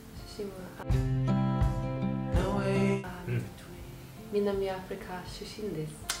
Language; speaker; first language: Japanese; non-native, learner; English